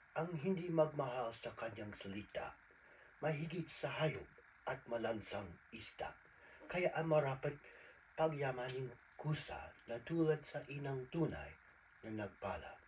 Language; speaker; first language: Filipino; non-native, fluent; English